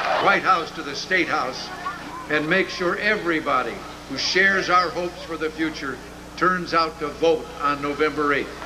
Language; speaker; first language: English; native; English